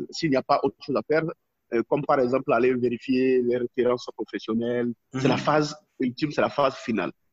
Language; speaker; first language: French; non-native, local second language; Yoruba